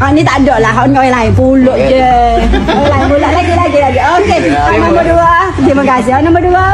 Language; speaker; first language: Malay; native; Malay